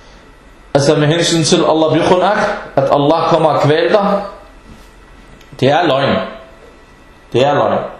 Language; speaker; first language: Danish; non-native, fluent; Arabic